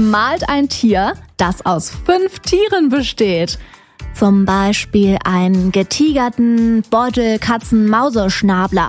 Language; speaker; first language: German; native; German